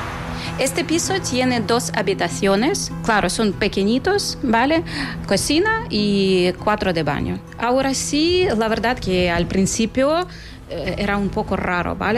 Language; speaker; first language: Spanish; non-native, learner; Ukrainian